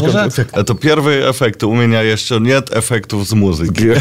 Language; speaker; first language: Russian; non-native, learner; Polish